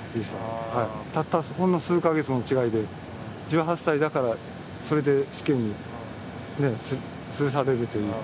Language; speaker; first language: Japanese; native; Japanese